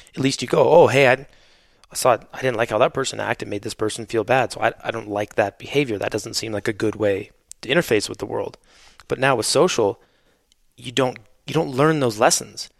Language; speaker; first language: English; native; English